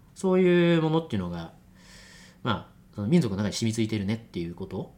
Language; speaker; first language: Japanese; non-native, fluent; Chinese